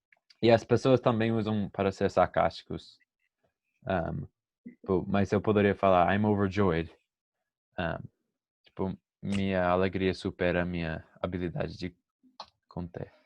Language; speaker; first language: Portuguese; non-native, fluent; English